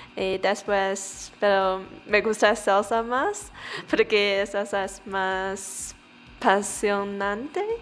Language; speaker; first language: Spanish; non-native, learner; Chinese